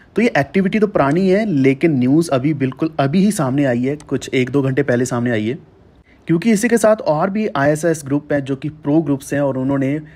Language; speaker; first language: Hindi; native; Hindi